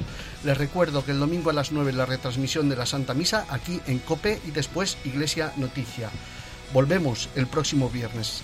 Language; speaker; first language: Spanish; native; Spanish